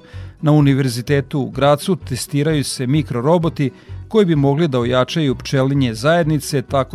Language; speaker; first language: Serbian; native; Serbian